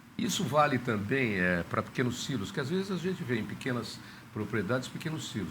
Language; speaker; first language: Portuguese; native; Portuguese